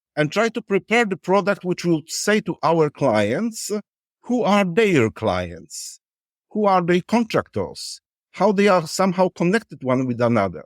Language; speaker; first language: English; non-native, fluent; Polish